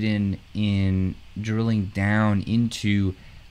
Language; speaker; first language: English; native; English